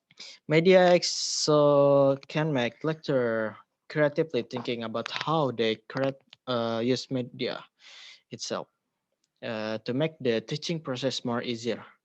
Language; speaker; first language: English; non-native, learner; Indonesian